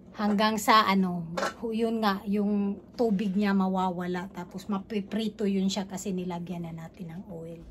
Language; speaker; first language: Filipino; non-native, local second language; Cebuano